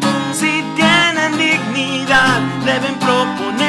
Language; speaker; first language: Spanish; native; Spanish